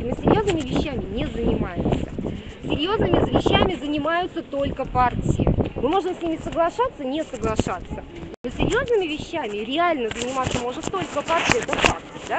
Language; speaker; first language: Russian; native; Russian